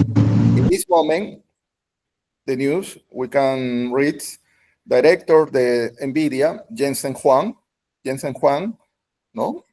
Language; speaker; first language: English; non-native, learner; Spanish